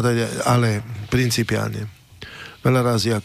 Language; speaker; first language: Slovak; native; Slovak